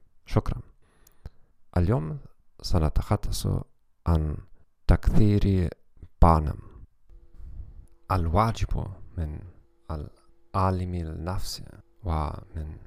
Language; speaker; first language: Arabic; non-native, learner; German